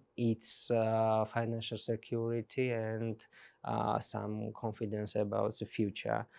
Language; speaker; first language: English; non-native, fluent; Georgian